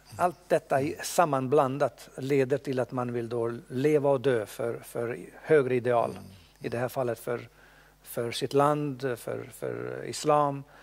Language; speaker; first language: Swedish; non-native, fluent; Bosnian